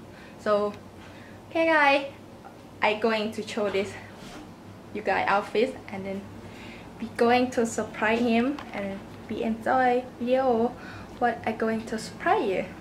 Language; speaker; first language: English; non-native, learner; Thai